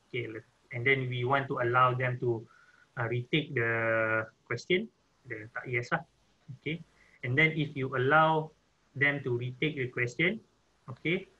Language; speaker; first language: English; non-native, local second language; Malay